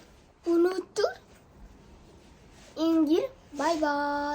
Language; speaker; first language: Mongolian; early bilingual, heritage; Mongolian